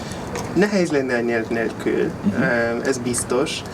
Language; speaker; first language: Hungarian; non-native, learner; English